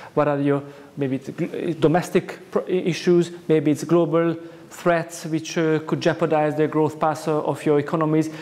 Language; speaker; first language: English; non-native, fluent; Hungarian